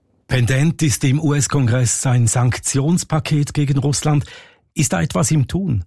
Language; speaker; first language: German; native; German